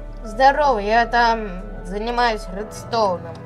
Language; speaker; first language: Russian; native; Russian